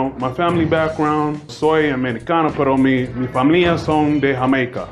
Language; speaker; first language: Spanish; non-native, learner; English